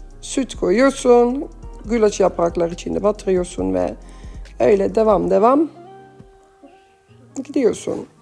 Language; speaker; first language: Turkish; early bilingual, heritage; Turkish